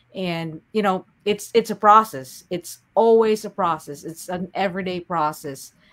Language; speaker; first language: English; non-native, local second language; Filipino